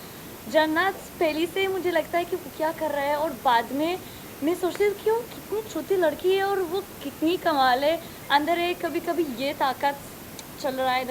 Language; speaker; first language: Hindi; non-native, learner; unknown